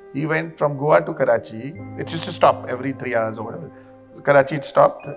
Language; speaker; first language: English; non-native, local second language; Konkani